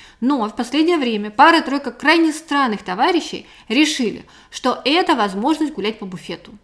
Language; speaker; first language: Russian; native; Russian